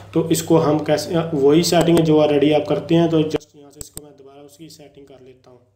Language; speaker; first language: Urdu; non-native, local second language; Punjabi